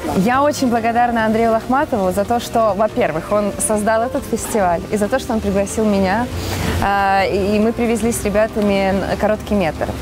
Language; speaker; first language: Russian; native; Russian